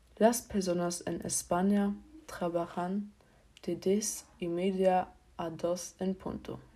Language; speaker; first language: Spanish; non-native, learner; German